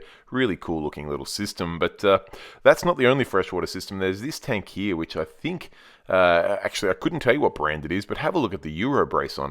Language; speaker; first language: English; native; English